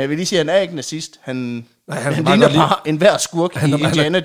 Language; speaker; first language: Danish; native; Danish